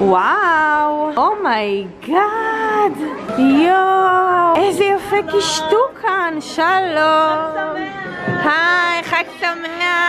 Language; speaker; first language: Hebrew; native; Hebrew